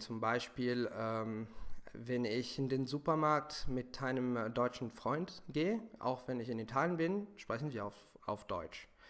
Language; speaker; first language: German; non-native, fluent; Italian